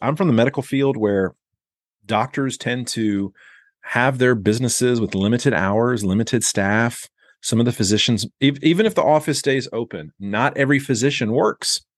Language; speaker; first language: English; native; English